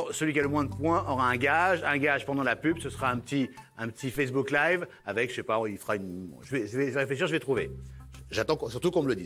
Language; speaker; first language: French; native; French